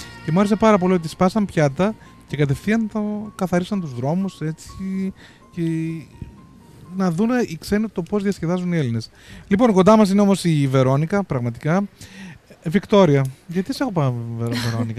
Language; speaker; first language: Greek; native; Greek